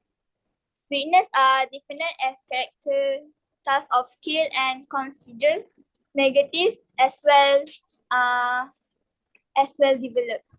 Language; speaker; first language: English; non-native, local second language; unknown